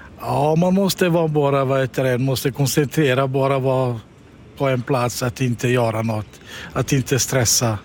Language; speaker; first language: Swedish; non-native, learner; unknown